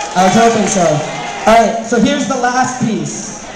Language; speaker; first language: English; native; English